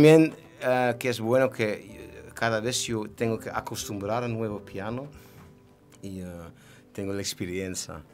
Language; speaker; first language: Spanish; non-native, learner; Dutch